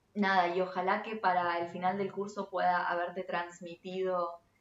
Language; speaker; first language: Spanish; native; Spanish